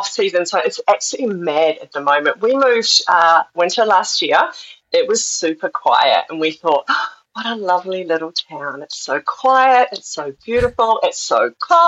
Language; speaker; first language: English; native; English